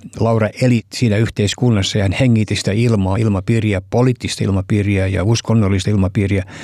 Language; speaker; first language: Finnish; early bilingual, heritage; Finnish